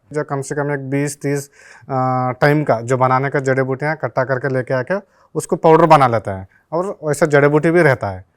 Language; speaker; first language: Hindi; non-native, local second language; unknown